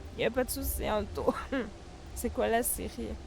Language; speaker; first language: French; native; French